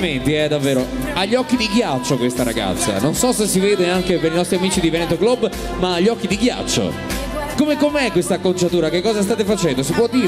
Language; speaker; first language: Italian; native; Italian